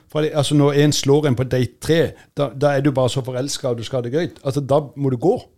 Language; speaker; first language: Norwegian; native; Norwegian